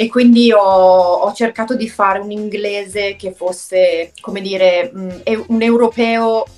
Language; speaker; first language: Italian; native; Italian